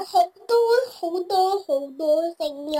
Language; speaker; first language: Chinese; early bilingual, heritage; Cantonese